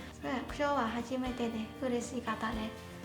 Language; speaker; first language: Japanese; non-native, learner; Vietnamese